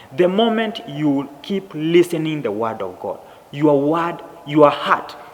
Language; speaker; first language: English; non-native, local second language; Swahili